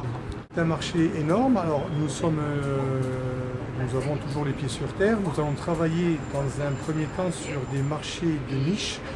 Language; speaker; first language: French; native; French